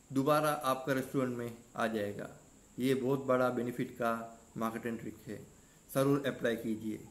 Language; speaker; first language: Hindi; non-native, learner; Sinhala